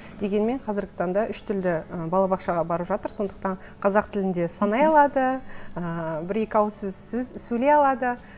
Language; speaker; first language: Kazakh; non-native, local second language; Russian